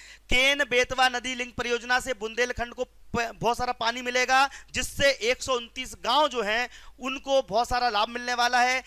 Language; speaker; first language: Hindi; native; Hindi